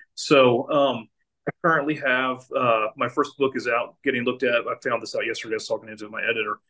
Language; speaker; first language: English; native; English